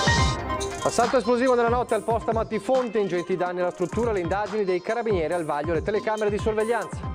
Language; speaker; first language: Italian; native; Italian